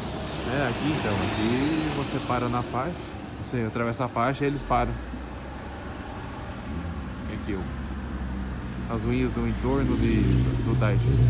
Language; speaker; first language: Portuguese; native; Portuguese